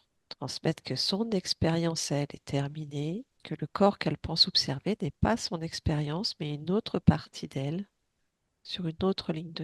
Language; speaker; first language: French; native; French